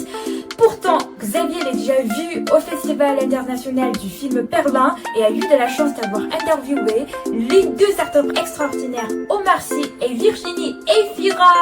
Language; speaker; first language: French; non-native, fluent; Chinese